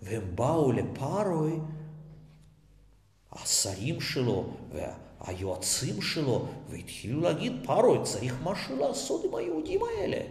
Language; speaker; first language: Hebrew; non-native, fluent; Russian